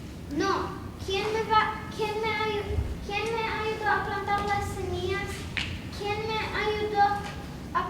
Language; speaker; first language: Spanish; non-native, learner; English